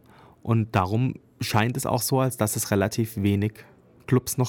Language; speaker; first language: German; native; German